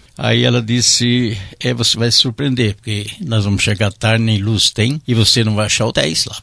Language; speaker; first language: Portuguese; native; Portuguese